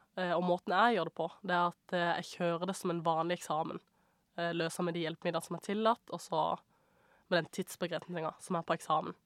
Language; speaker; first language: Norwegian; early bilingual, other home language; Persian